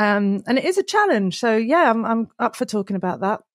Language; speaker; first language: English; native; English